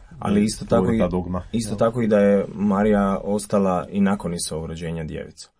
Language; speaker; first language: Croatian; native; Croatian